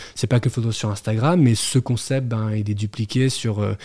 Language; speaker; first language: French; native; French